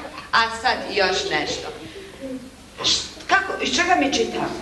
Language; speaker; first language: Serbian; native; Serbian